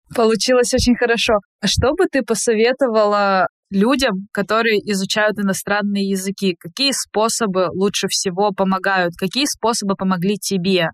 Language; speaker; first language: Russian; native; Russian